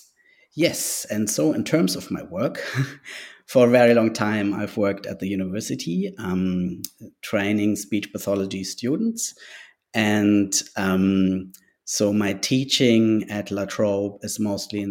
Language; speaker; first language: English; non-native, fluent; German